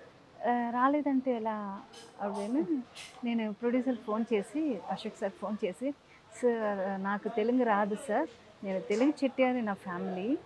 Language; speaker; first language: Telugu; non-native, local second language; Tamil